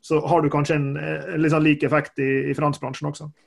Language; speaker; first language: Norwegian; native; Norwegian